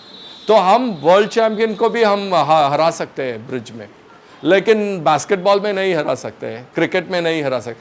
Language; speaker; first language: Hindi; non-native, local second language; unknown